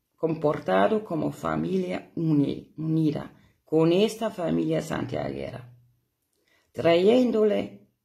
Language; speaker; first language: Spanish; non-native, fluent; German